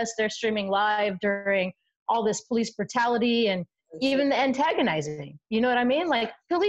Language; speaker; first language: English; native; English